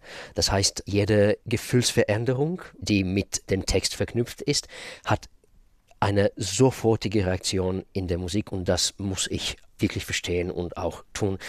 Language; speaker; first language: German; non-native, fluent; Russian